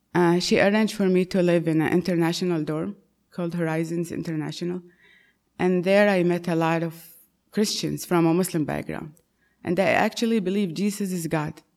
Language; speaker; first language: English; non-native, fluent; Arabic